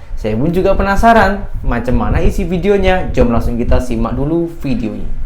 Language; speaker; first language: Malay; native; Malay